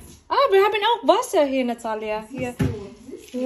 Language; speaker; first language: German; non-native, learner; Filipino